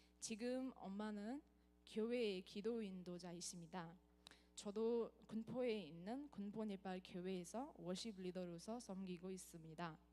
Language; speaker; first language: Korean; non-native, fluent; Nepali